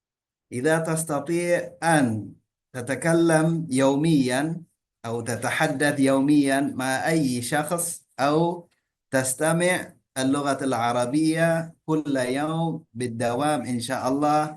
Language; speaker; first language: Arabic; early bilingual, heritage; Indonesian